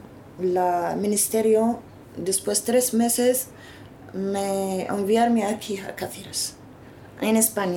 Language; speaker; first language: Spanish; non-native, learner; Arabic